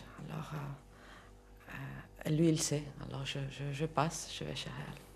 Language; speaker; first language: French; non-native, fluent; Dutch